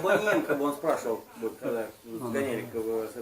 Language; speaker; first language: Russian; native; Russian